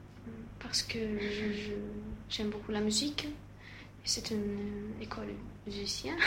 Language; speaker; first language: French; non-native, learner; Russian